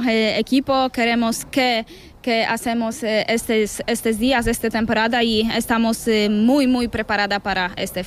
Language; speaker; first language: Spanish; non-native, learner; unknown